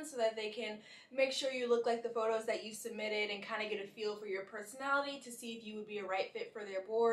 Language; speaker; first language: English; native; English